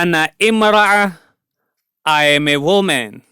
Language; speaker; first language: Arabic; non-native, fluent; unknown